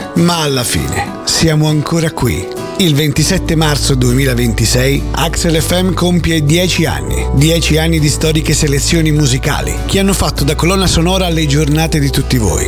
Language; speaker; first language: Italian; native; Italian